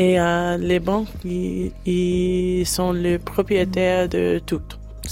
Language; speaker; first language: French; non-native, learner; English